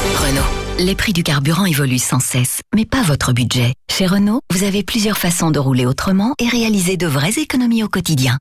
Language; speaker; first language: French; native; French